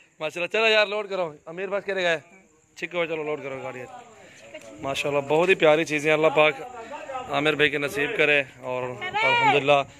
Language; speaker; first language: Urdu; non-native, local second language; Saraiki